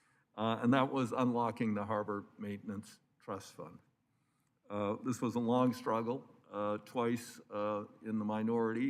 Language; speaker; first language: English; native; English